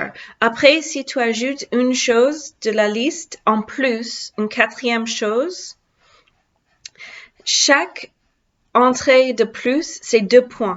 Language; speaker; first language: French; non-native, learner; English